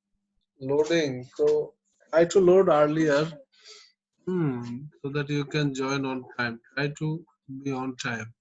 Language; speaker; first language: English; non-native, local second language; Bangla